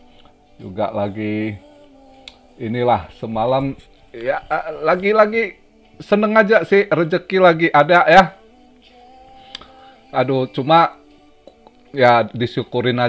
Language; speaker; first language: Indonesian; native; Indonesian